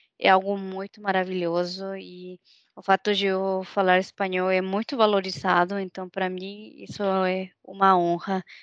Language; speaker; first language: Portuguese; non-native, fluent; Spanish